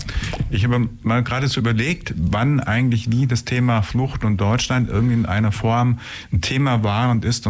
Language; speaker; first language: German; native; German